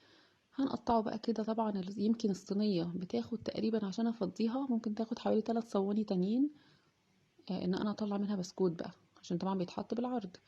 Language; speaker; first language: Arabic; native; Arabic